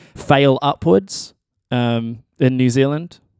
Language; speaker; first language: English; native; English